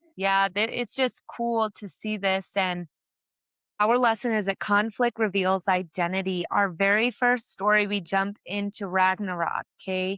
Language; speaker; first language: English; native; English